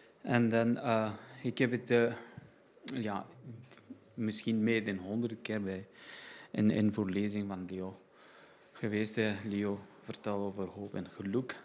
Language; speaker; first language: Dutch; non-native, learner; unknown